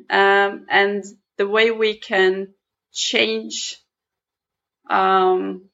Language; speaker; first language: English; non-native, fluent; Norwegian